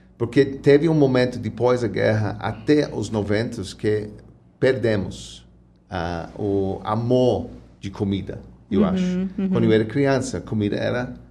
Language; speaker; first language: Portuguese; non-native, fluent; English